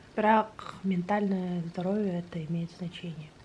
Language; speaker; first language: Russian; non-native, local second language; Kazakh